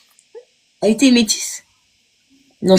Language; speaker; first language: French; native; French